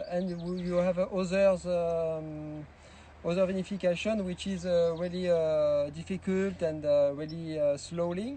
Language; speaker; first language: English; non-native, learner; French